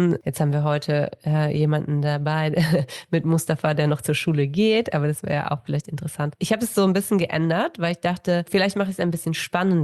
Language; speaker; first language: German; native; German